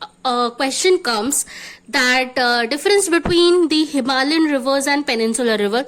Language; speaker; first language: English; non-native, local second language; Hindi